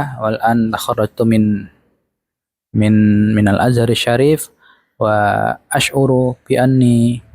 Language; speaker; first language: Arabic; non-native, learner; Javanese